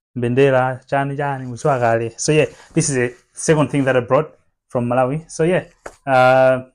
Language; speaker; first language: English; non-native, local second language; Nyanja